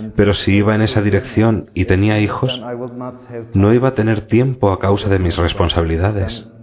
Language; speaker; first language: Spanish; non-native, fluent; Turkish